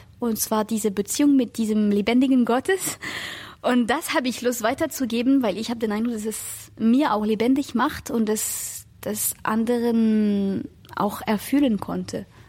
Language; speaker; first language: German; non-native, fluent; French